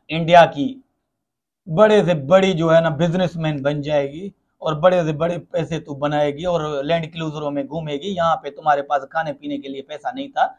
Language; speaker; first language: Urdu; non-native, local second language; Sindhi